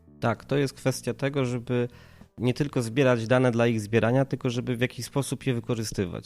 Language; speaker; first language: Polish; native; Polish